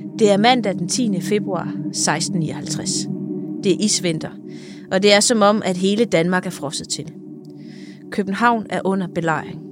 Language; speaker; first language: Danish; native; Danish